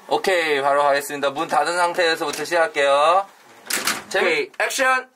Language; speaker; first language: Korean; native; Korean